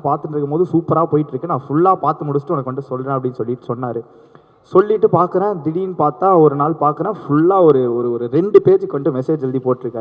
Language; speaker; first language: Tamil; native; Tamil